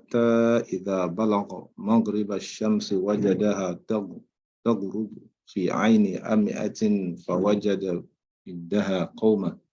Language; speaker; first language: Arabic; non-native, fluent; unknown